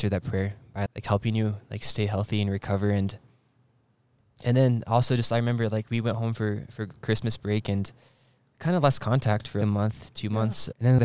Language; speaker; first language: English; native; English